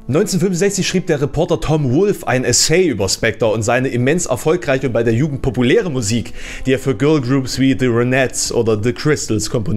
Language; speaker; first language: German; native; German